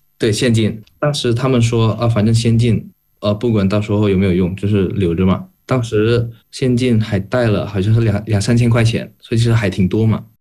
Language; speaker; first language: Chinese; non-native, fluent; Indonesian